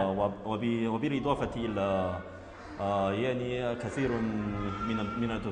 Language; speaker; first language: Arabic; non-native, learner; Chinese